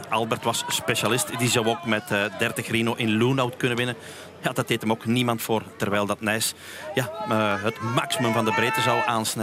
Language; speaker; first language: Dutch; native; Dutch